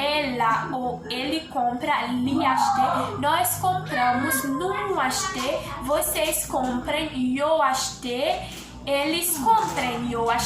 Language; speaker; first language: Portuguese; non-native, learner; Haitian Creole